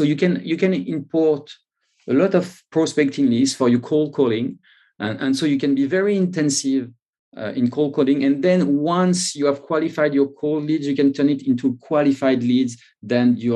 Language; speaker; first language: English; non-native, fluent; French